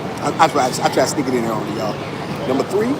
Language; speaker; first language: English; native; English